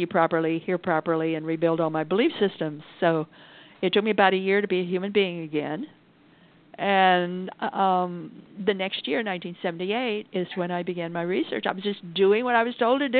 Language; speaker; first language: English; native; English